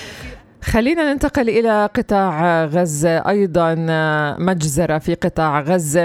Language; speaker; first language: Arabic; native; Arabic